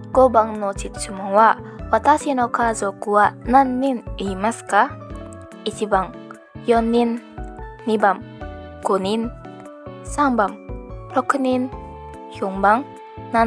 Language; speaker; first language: Japanese; non-native, learner; Indonesian